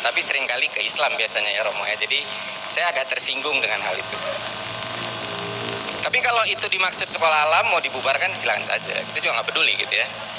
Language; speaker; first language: Indonesian; native; Indonesian